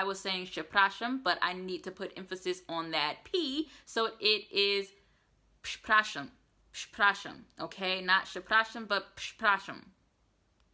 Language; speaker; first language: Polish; non-native, learner; English